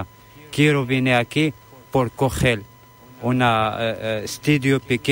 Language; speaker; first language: Spanish; non-native, learner; Arabic